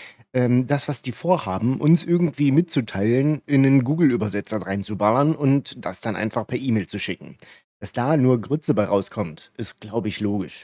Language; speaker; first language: German; native; German